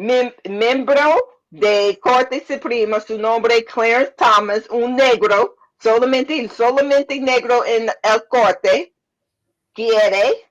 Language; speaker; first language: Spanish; non-native, learner; English